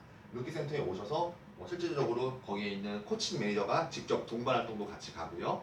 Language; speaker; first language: Korean; native; Korean